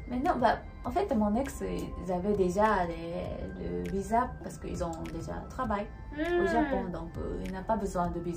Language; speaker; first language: French; non-native, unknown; Japanese